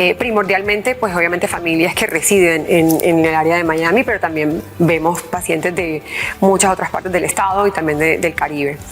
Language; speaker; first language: Spanish; early bilingual, heritage; English